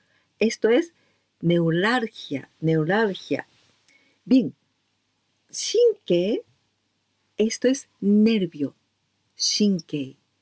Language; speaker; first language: Spanish; non-native, learner; Japanese